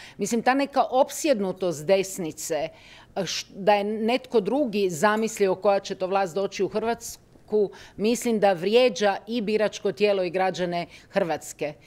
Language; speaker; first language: Croatian; native; Croatian